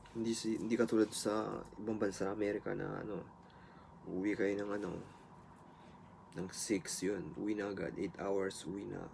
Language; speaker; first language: Filipino; native; Filipino